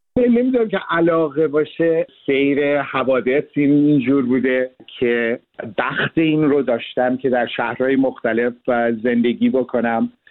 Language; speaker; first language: Persian; early bilingual, heritage; Persian